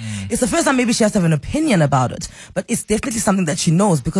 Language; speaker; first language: English; non-native, local second language; Xhosa